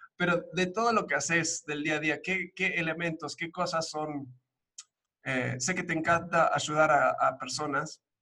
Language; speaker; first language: Spanish; early bilingual, other home language; English